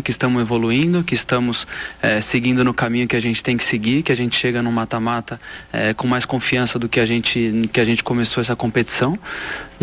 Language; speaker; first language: Portuguese; native; Portuguese